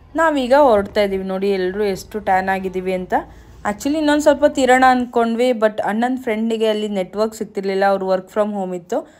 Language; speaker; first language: Kannada; native; Kannada